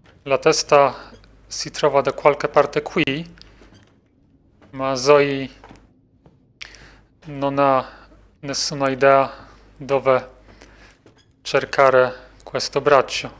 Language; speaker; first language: Italian; non-native, fluent; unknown